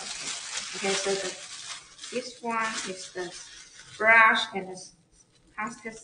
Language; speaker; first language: English; non-native, learner; Chinese